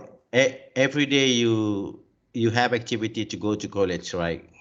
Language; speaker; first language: English; non-native, learner; Indonesian